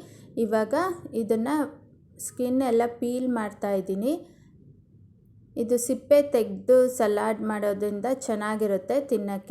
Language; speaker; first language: Kannada; native; Kannada